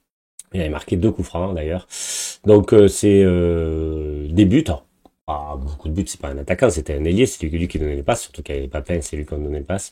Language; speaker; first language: French; native; French